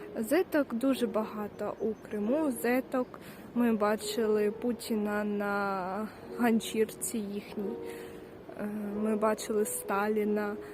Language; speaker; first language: Ukrainian; native; Ukrainian